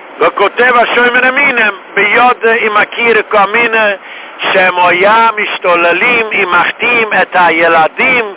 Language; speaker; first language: Hebrew; non-native, fluent; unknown